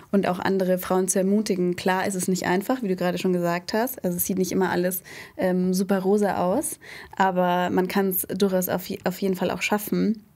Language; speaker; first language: German; native; German